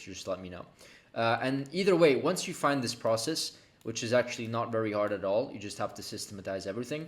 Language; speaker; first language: English; native; English